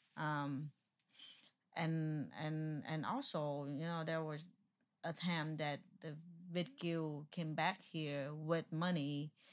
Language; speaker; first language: English; non-native, fluent; Vietnamese